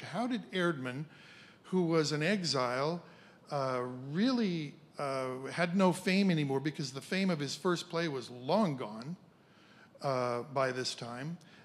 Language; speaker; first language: English; native; English